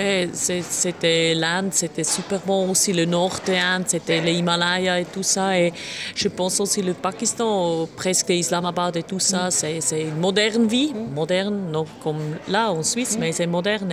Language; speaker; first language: French; non-native, local second language; German